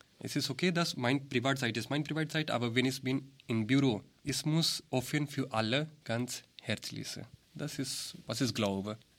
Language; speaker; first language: German; non-native, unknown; Hindi